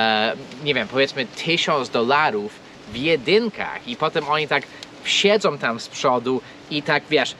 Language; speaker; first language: Polish; non-native, fluent; English